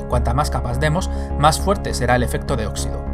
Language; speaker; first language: Spanish; native; Spanish